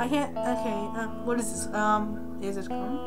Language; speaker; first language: English; native; English